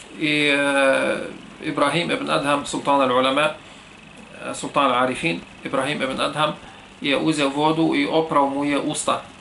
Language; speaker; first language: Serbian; non-native, fluent; Arabic